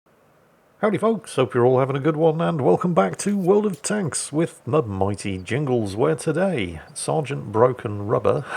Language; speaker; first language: English; native; English